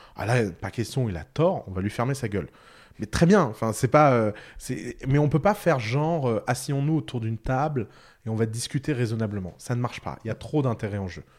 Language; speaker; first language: French; early bilingual, other home language; Arabic